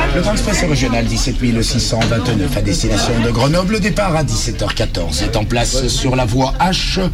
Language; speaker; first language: French; native; French